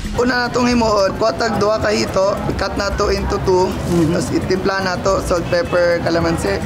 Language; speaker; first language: Cebuano; native; Cebuano